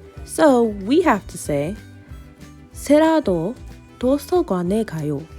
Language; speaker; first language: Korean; non-native, learner; English